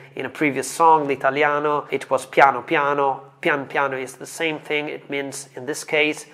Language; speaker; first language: English; non-native, fluent; Italian